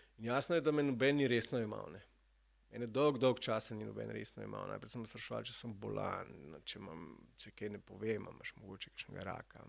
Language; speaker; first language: Slovenian; native; Slovenian